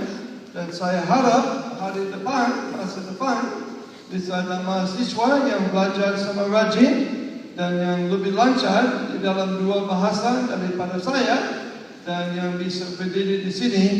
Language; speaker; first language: Indonesian; non-native, learner; English